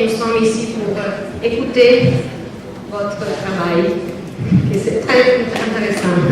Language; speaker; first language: French; non-native, learner; Italian